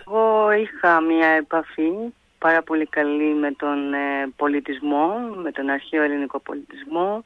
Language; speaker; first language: Greek; native; Greek